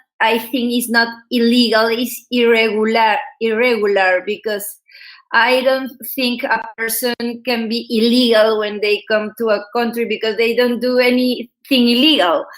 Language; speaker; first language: English; non-native, learner; Spanish